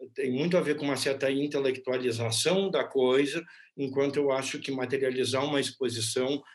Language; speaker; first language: Portuguese; native; Portuguese